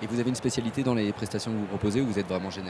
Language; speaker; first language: French; native; French